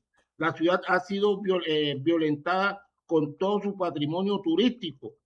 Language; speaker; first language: Spanish; native; Spanish